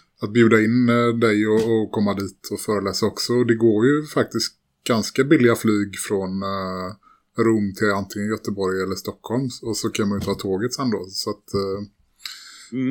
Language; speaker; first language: Swedish; native; Swedish